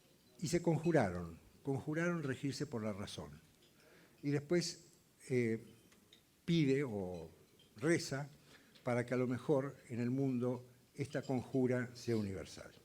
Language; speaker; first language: Spanish; native; Spanish